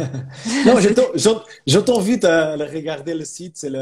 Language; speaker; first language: French; non-native, fluent; Portuguese